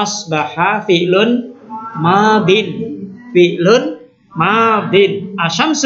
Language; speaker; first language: Arabic; non-native, fluent; Indonesian